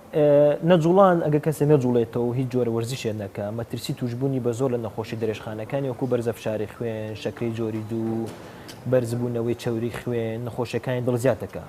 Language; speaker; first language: Central Kurdish; native; Central Kurdish